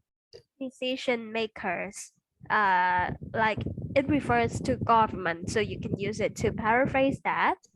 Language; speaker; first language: English; non-native, fluent; Vietnamese